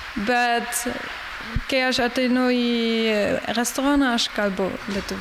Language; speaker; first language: Lithuanian; non-native, learner; German